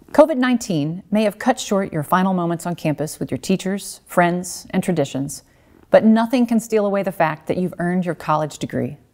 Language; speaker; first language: English; native; English